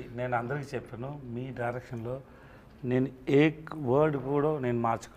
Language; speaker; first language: Telugu; non-native, learner; Tamil